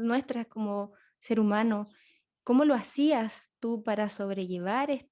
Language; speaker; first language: Spanish; native; Spanish